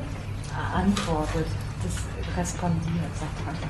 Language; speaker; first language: German; native; German